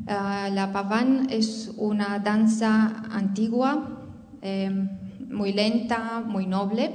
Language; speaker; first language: Spanish; non-native, fluent; Romanian